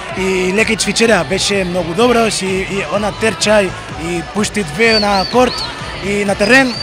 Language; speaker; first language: Macedonian; non-native, learner; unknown